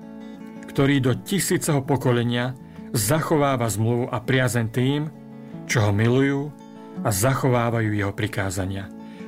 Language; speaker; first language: Slovak; native; Slovak